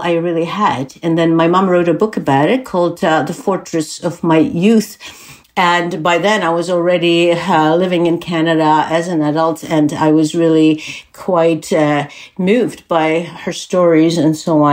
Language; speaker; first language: English; non-native, fluent; Czech